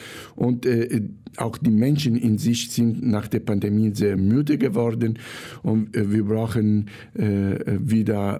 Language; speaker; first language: German; non-native, fluent; Italian